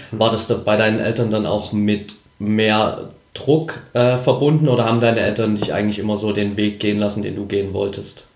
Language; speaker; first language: German; native; German